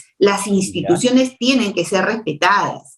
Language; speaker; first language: Spanish; native; Spanish